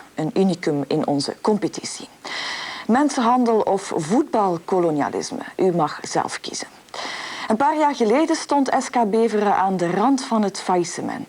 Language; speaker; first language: Dutch; native; Dutch